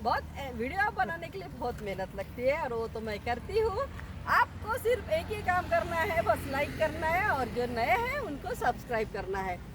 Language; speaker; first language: Hindi; non-native, local second language; Marathi